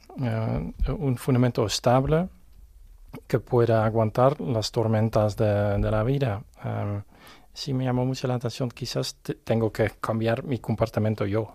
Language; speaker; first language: Spanish; non-native, fluent; Dutch